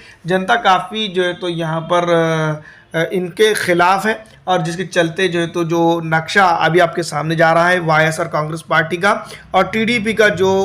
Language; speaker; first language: Hindi; native; Hindi